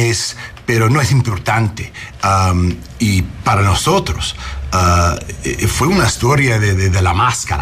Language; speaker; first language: Spanish; non-native, learner; English